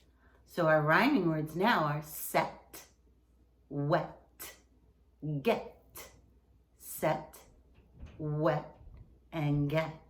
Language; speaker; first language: English; native; English